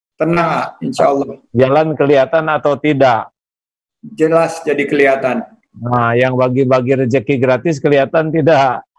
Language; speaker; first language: Indonesian; non-native, local second language; Sundanese